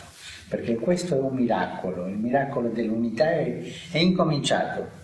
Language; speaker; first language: Italian; non-native, fluent; Spanish